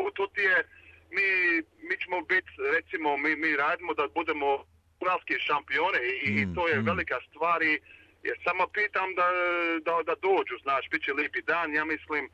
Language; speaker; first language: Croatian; early bilingual, heritage; Croatian